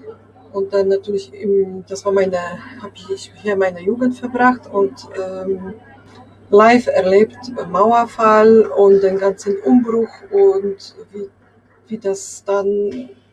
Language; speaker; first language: German; non-native, fluent; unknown